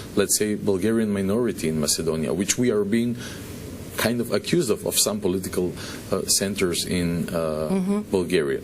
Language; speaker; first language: English; non-native, fluent; Macedonian